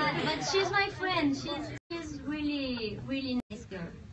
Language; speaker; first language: English; non-native, fluent; Spanish